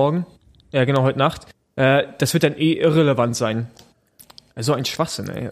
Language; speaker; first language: German; native; German